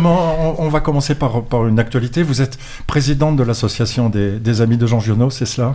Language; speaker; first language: French; native; French